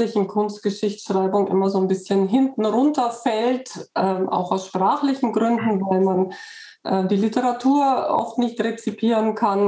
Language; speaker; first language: German; native; German